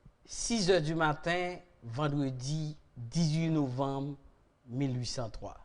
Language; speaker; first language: French; non-native, local second language; Haitian Creole